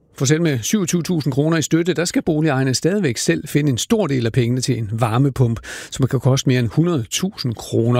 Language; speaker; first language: Danish; native; Danish